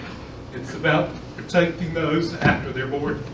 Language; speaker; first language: English; native; English